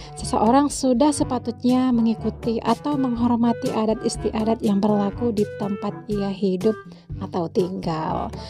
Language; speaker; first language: Indonesian; native; Indonesian